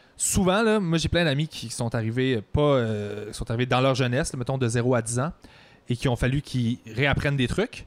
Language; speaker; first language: French; native; French